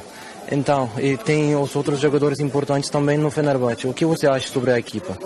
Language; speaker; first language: Portuguese; non-native, fluent; Turkish